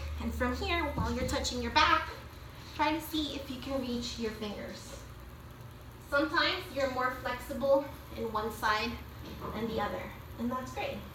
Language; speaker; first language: English; native; English